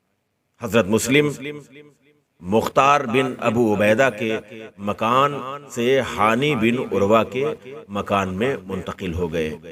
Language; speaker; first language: Urdu; native; Urdu